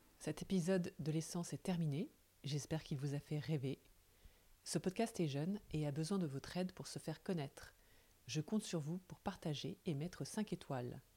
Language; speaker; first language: French; native; French